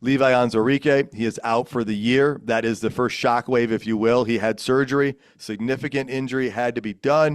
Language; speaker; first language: English; native; English